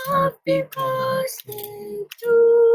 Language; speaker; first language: English; non-native, learner; Japanese